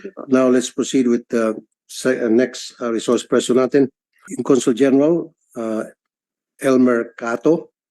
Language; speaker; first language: Filipino; native; Filipino